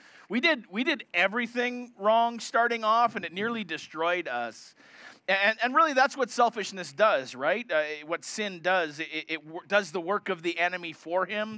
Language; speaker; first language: English; native; English